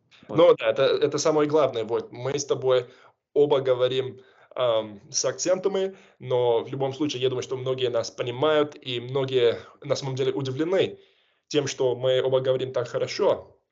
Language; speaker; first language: Russian; non-native, fluent; English